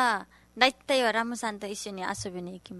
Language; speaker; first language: Japanese; non-native, learner; Nepali